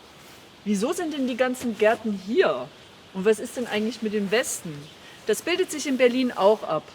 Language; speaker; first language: German; native; German